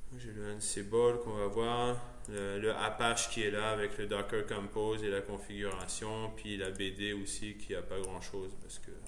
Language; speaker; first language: French; native; French